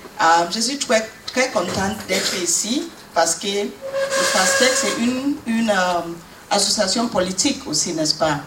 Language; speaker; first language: French; non-native, learner; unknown